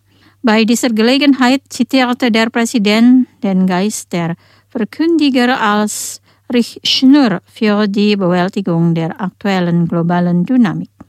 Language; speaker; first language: German; non-native, fluent; Indonesian